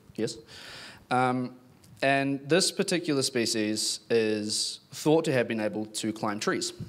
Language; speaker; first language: English; native; English